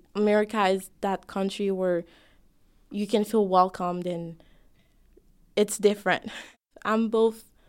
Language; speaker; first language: English; non-native, fluent; Haitian Creole